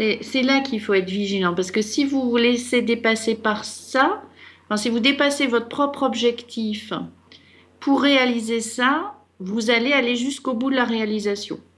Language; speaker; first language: French; native; French